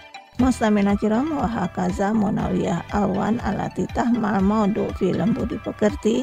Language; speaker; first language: Arabic; non-native, fluent; Indonesian